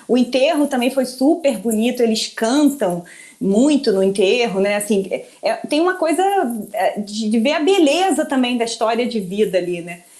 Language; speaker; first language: Portuguese; early bilingual, other home language; Spanish